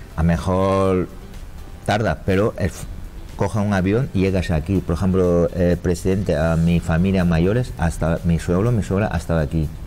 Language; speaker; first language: Spanish; non-native, learner; Chinese